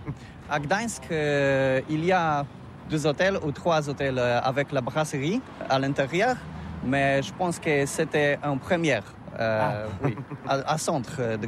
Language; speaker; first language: French; non-native, learner; Polish